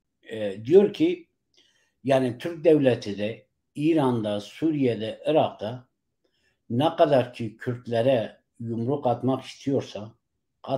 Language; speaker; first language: Turkish; non-native, local second language; Kurdish